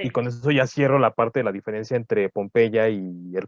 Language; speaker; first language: Spanish; native; Spanish